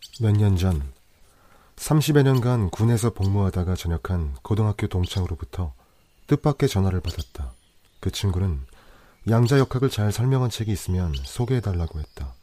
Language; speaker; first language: Korean; native; Korean